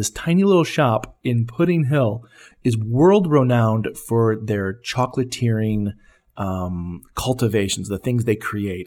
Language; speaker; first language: English; native; English